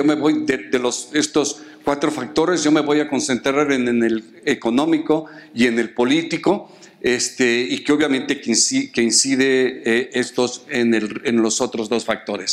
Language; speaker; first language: Spanish; native; Spanish